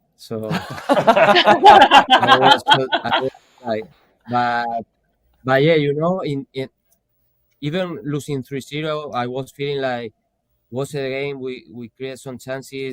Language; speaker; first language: English; non-native, fluent; Spanish